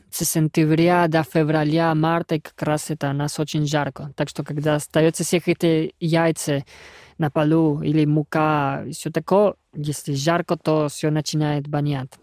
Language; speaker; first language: Russian; non-native, fluent; Spanish